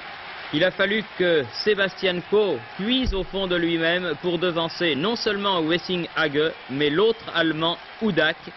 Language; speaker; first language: French; native; French